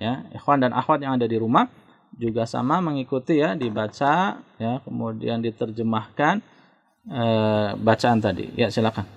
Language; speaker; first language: Indonesian; native; Indonesian